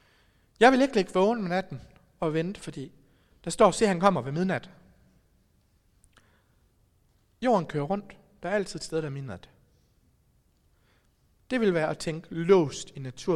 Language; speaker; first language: Danish; native; Danish